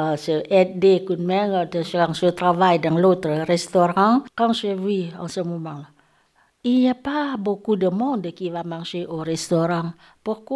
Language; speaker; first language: French; non-native, learner; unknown